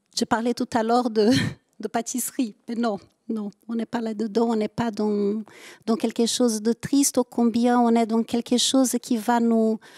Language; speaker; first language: French; native; French